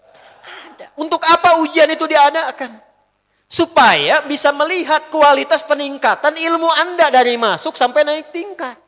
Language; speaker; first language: Indonesian; native; Indonesian